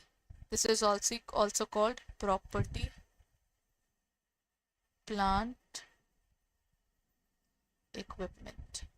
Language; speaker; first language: English; non-native, local second language; Hindi